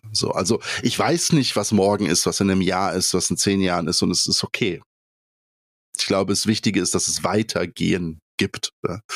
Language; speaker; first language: German; early bilingual, other home language; Polish